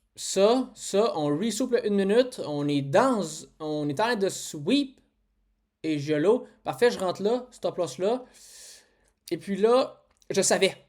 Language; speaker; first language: French; native; French